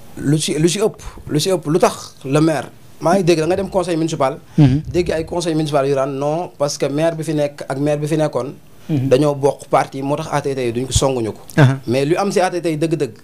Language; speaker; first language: Wolof; native; Wolof